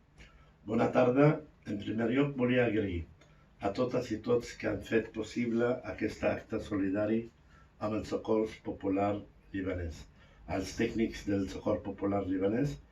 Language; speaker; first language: Catalan; non-native, fluent; Arabic